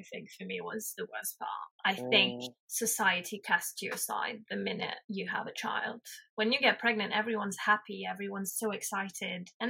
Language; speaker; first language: English; non-native, fluent; French